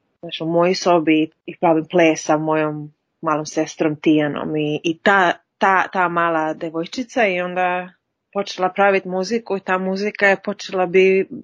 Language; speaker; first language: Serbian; early bilingual, heritage; Serbian